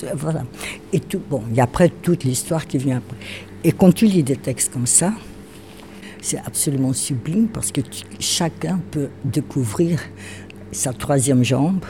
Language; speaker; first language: French; non-native, fluent; Portuguese